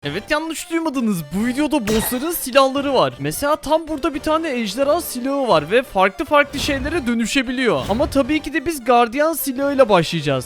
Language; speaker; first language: Turkish; native; Turkish